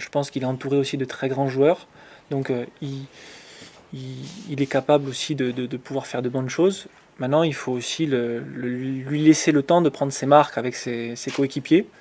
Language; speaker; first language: French; native; French